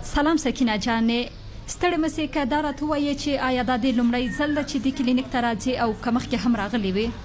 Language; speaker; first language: Pashto; native; Pashto